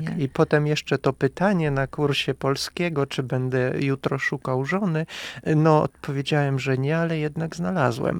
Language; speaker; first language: Polish; non-native, fluent; Russian